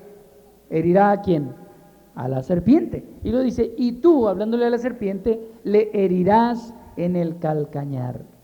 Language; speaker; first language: Spanish; native; Spanish